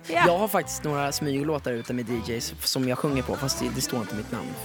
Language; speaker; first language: Swedish; early bilingual, other home language; Italian